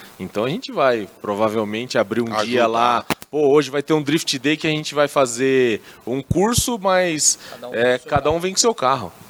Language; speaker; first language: Portuguese; native; Portuguese